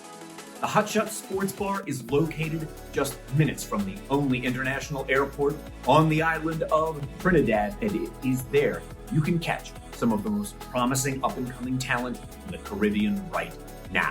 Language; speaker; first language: English; native; English